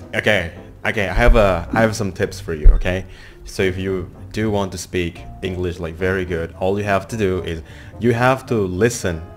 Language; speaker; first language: English; non-native, fluent; Indonesian